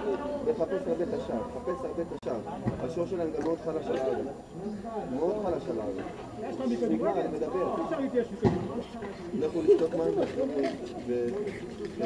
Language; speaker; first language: Hebrew; native; Hebrew